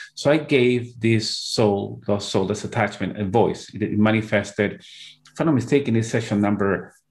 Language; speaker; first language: English; non-native, fluent; Spanish